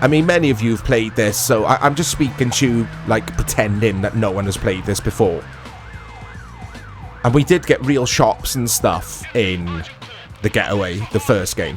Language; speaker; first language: English; native; English